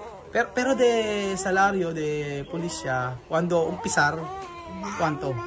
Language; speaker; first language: Spanish; non-native, learner; Filipino